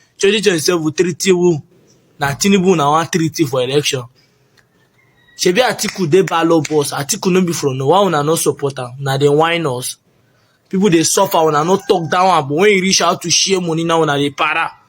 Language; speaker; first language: Nigerian Pidgin; native; Nigerian Pidgin